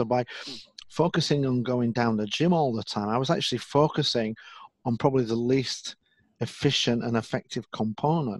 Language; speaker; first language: English; native; English